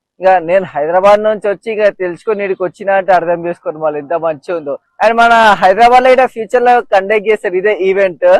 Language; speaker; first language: Telugu; native; Telugu